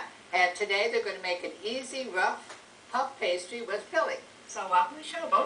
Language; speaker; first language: English; native; English